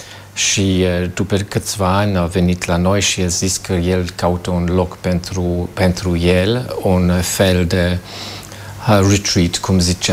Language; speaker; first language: Romanian; non-native, fluent; German